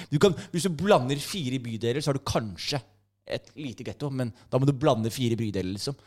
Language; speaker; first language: Norwegian; native; Norwegian